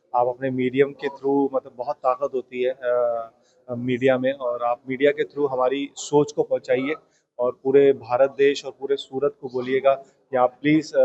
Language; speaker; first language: Hindi; native; Hindi